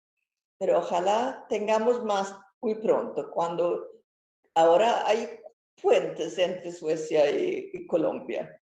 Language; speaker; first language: Spanish; non-native, fluent; Swedish